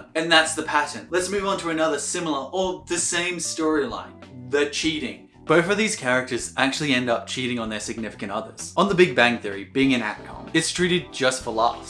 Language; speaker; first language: English; native; English